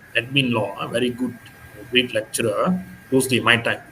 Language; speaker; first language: English; non-native, local second language; Malay